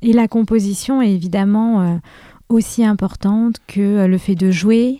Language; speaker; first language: French; native; French